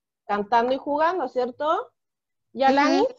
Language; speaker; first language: Spanish; native; Spanish